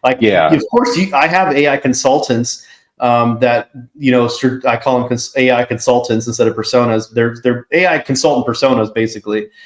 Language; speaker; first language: English; native; English